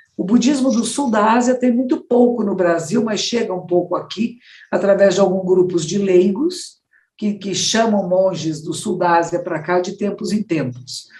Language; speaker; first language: Portuguese; native; Portuguese